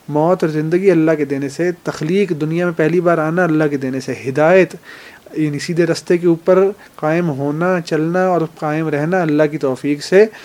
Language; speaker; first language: Urdu; native; Urdu